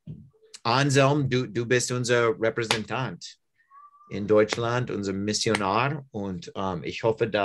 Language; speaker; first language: German; non-native, learner; English